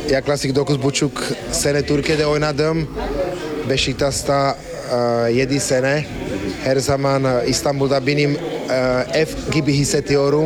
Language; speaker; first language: Turkish; non-native, learner; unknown